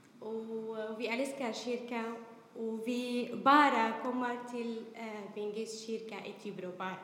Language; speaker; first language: Swedish; non-native, learner; Arabic